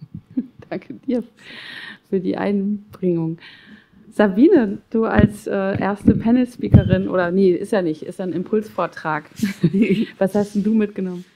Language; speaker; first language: German; native; German